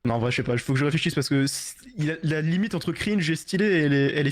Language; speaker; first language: French; native; French